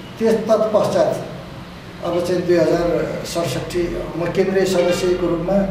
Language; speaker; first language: Nepali; non-native, local second language; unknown